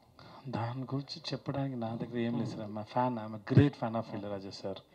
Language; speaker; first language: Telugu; non-native, learner; Tamil